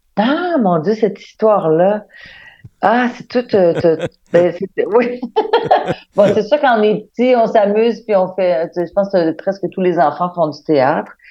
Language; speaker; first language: French; native; French